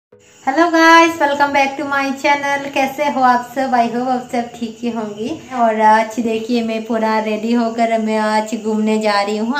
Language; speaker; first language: Hindi; non-native, local second language; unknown